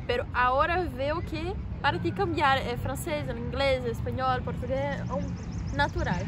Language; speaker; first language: Spanish; non-native, learner; Portuguese